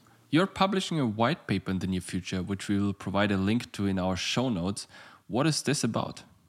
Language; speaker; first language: English; non-native, fluent; German